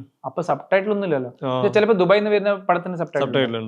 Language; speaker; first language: Malayalam; early bilingual, heritage; Malayalam